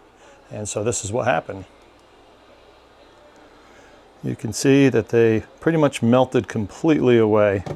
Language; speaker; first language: English; native; English